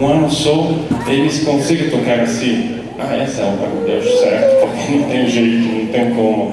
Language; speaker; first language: Portuguese; non-native, learner; Italian